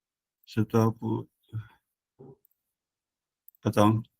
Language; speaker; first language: French; non-native, learner; Chinese